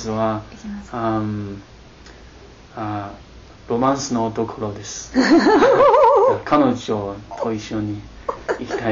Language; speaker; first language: Japanese; non-native, learner; Chinese